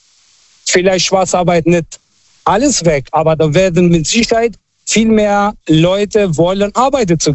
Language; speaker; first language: German; non-native, fluent; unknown